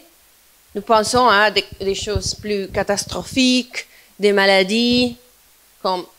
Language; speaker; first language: French; non-native, fluent; Italian